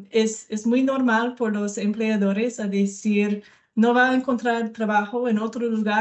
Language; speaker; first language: Spanish; non-native, learner; English